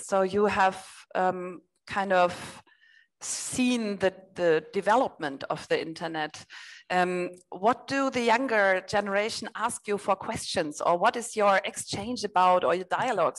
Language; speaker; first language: English; non-native, fluent; German